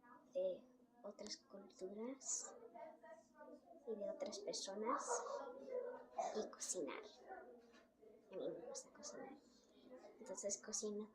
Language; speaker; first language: Spanish; early bilingual, heritage; Spanish